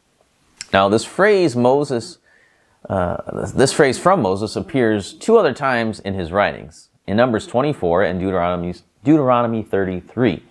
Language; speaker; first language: English; native; English